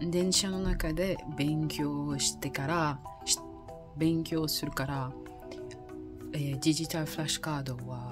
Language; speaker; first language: Japanese; non-native, learner; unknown